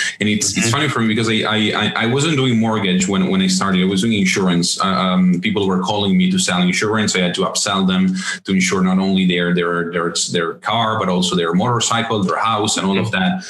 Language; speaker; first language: English; non-native, fluent; Italian